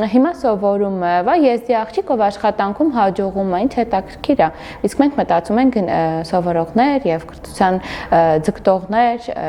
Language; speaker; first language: Armenian; non-native, local second language; Kurdish